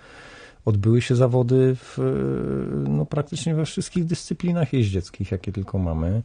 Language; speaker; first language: Polish; native; Polish